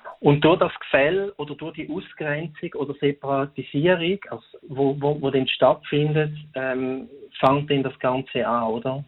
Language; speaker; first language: German; native; German